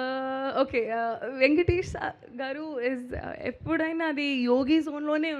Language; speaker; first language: Telugu; non-native, learner; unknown